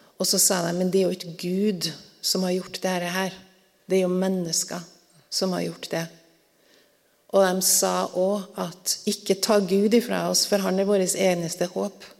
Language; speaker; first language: Norwegian; native; Norwegian